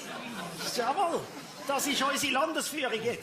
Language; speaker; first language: German; native; German